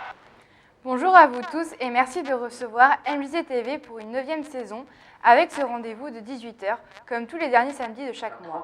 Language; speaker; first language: French; native; French